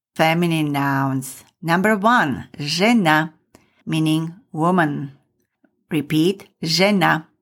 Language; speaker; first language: English; non-native, fluent; Slovak